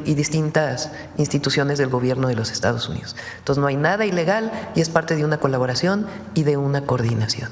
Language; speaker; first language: Spanish; native; Spanish